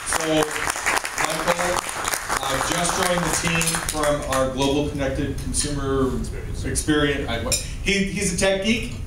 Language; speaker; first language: English; native; English